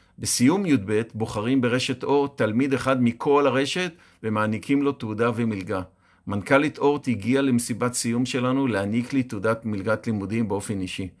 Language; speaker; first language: Hebrew; native; Hebrew